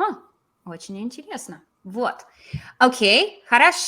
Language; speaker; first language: Russian; non-native, fluent; English